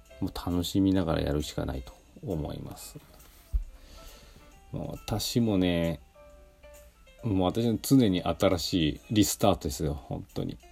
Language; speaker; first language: Japanese; native; Japanese